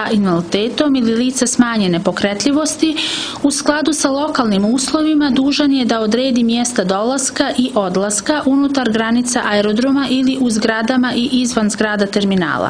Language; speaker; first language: Croatian; native; Croatian